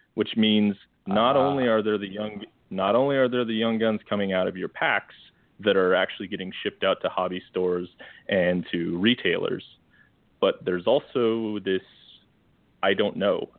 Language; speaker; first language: English; native; English